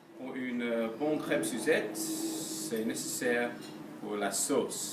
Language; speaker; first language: French; non-native, learner; English